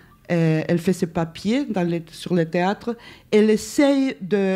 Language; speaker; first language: French; non-native, fluent; Spanish